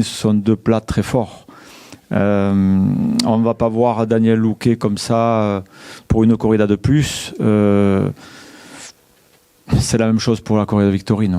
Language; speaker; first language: French; native; French